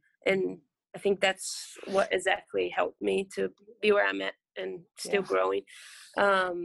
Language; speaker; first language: English; non-native, fluent; Portuguese